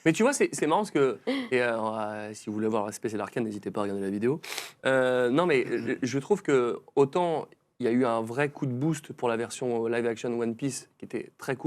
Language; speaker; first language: French; native; French